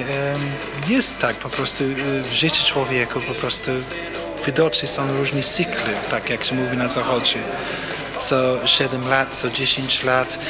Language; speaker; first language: Polish; non-native, fluent; English